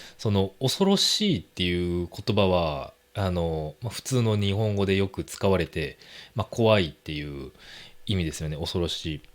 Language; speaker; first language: Japanese; native; Japanese